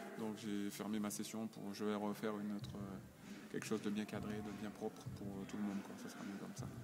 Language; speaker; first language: French; native; French